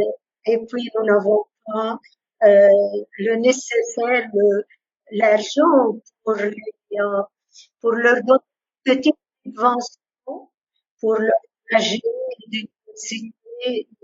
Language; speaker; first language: French; non-native, local second language; Arabic